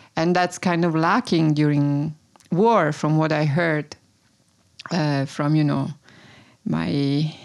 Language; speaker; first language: English; non-native, fluent; Italian